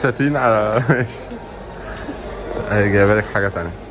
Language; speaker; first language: Arabic; native; Arabic